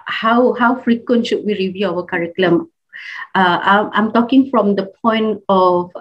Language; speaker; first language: English; non-native, local second language; Malay